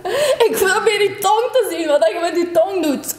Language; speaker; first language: Dutch; early bilingual, other home language; Turkish